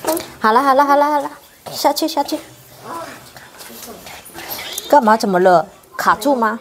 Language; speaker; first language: Chinese; non-native, learner; Indonesian